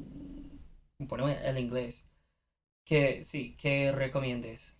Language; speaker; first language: Spanish; non-native, fluent; English